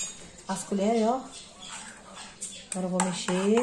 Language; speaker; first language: Portuguese; native; Portuguese